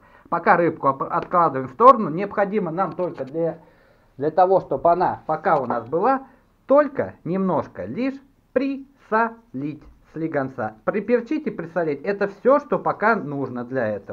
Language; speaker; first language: Russian; native; Russian